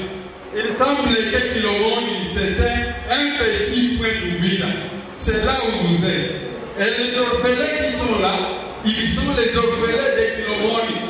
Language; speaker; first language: French; non-native, local second language; Swahili